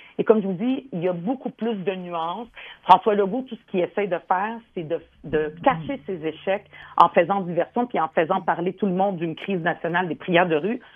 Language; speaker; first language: French; early bilingual, other home language; Arabic